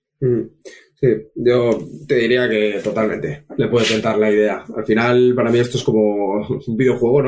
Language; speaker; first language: Spanish; native; Spanish